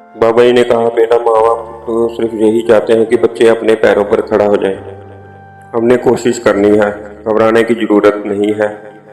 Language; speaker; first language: Hindi; native; Hindi